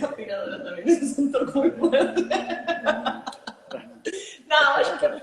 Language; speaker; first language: Portuguese; non-native, fluent; Spanish